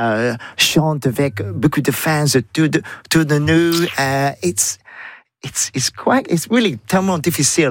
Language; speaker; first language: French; non-native, learner; English